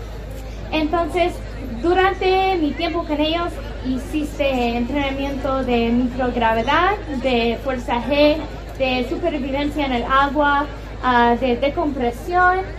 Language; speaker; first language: Spanish; non-native, learner; English